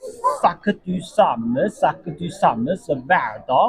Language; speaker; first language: Norwegian; non-native, learner; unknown